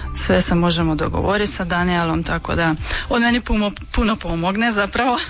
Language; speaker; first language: Croatian; non-native, local second language; Hungarian